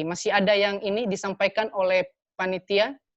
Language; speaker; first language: Indonesian; native; Indonesian